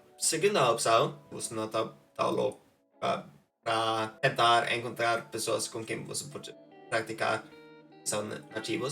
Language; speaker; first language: Portuguese; non-native, fluent; Norwegian